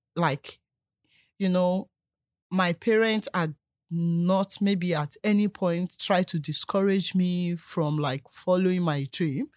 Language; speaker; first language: English; non-native, local second language; Yoruba